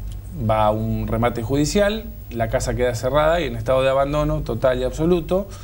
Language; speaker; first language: Spanish; native; Spanish